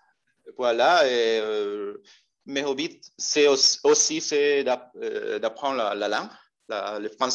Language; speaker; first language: French; non-native, learner; Spanish